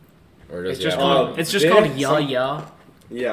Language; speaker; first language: English; native; English